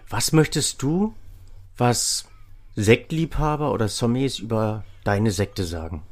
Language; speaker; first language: German; native; German